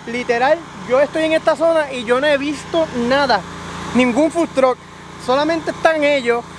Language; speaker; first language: Spanish; native; Spanish